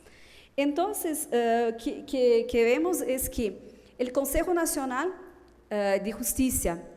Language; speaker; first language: Spanish; non-native, fluent; Portuguese